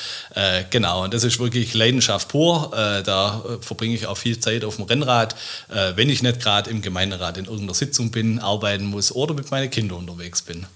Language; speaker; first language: German; native; German